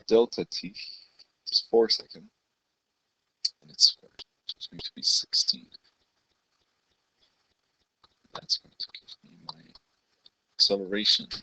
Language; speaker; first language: English; native; English